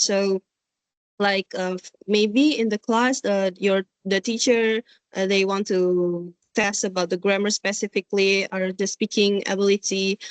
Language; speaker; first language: English; non-native, learner; Indonesian